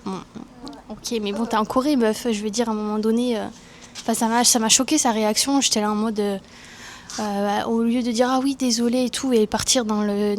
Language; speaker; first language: French; native; French